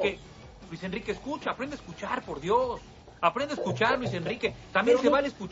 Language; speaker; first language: Spanish; native; Spanish